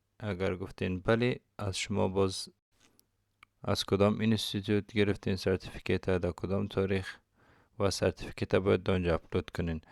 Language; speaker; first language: Persian; non-native, local second language; Turkmen